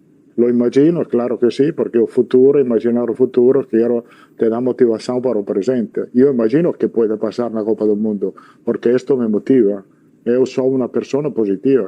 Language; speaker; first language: Portuguese; non-native, learner; Italian